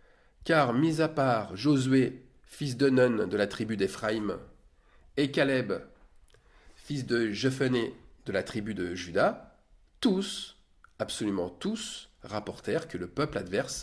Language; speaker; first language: French; native; French